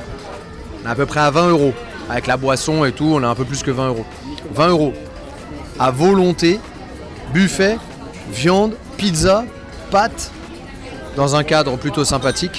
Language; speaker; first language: French; native; French